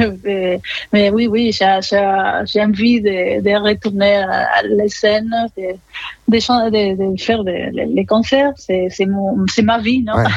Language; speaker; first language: French; non-native, fluent; Spanish